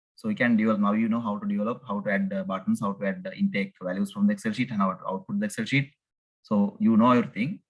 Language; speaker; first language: English; non-native, local second language; Sinhala